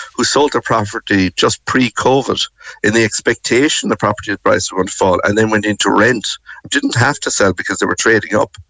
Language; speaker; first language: English; native; English